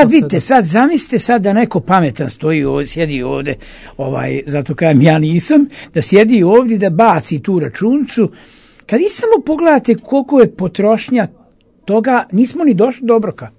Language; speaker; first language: Croatian; native; Croatian